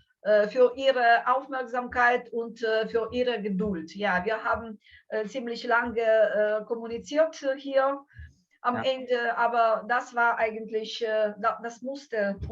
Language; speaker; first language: German; non-native, fluent; Ukrainian